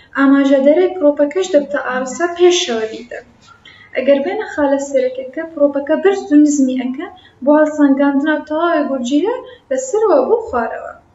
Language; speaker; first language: Central Kurdish; non-native, local second language; Kurdish